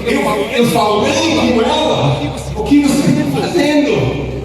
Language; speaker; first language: Portuguese; non-native, fluent; English